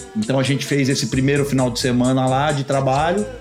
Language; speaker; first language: Portuguese; native; Portuguese